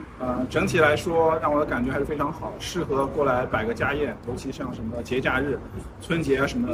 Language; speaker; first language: Chinese; native; Chinese